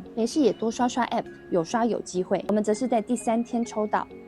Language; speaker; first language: Chinese; native; Chinese